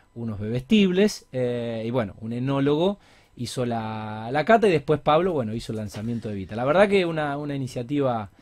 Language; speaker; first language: Spanish; native; Spanish